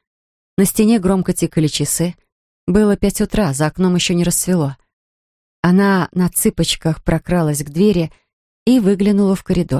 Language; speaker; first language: Russian; native; Russian